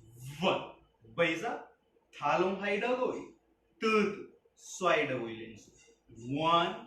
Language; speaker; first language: Vietnamese; non-native, learner; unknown